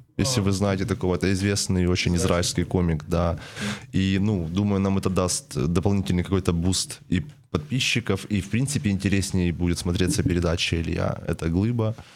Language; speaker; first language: Russian; native; Russian